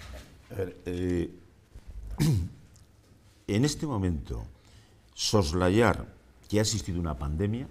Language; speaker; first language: Spanish; native; Spanish